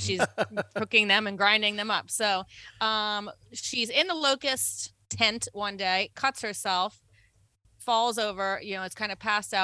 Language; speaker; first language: English; native; English